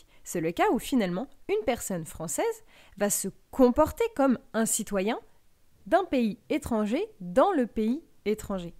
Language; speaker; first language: French; native; French